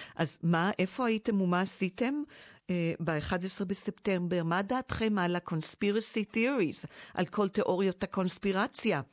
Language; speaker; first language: Hebrew; native; Hebrew